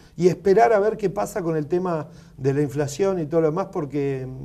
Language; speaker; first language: Spanish; native; Spanish